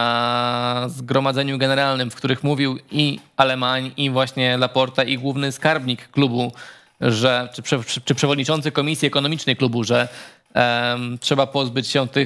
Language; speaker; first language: Polish; native; Polish